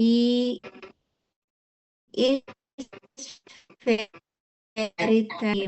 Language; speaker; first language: English; non-native, learner; Indonesian